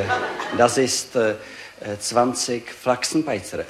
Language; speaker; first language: German; non-native, learner; Czech